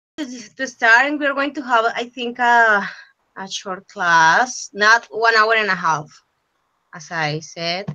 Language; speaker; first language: English; non-native, fluent; Spanish